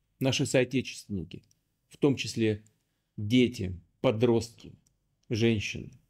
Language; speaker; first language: Russian; native; Russian